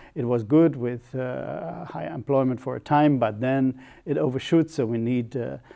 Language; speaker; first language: English; non-native, fluent; German